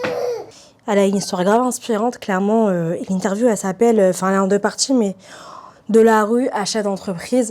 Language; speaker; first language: French; native; French